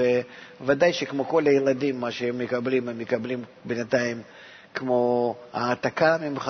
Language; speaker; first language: Hebrew; non-native, fluent; Russian